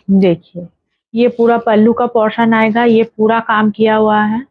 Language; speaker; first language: Hindi; non-native, local second language; Bangla